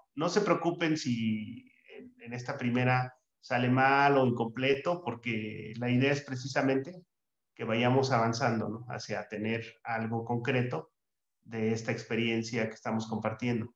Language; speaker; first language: Spanish; native; Spanish